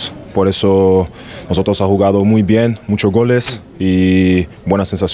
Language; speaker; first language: Spanish; non-native, learner; German